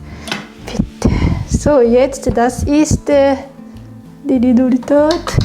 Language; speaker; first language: German; non-native, learner; Japanese